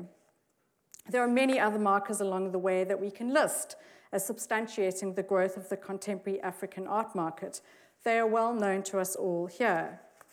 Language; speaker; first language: English; native; English